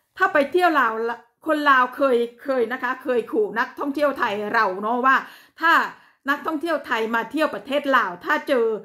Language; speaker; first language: Thai; native; Thai